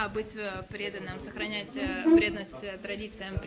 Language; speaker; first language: Russian; native; Russian